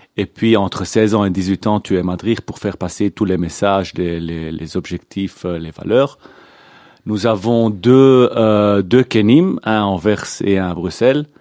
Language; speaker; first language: French; non-native, local second language; Hebrew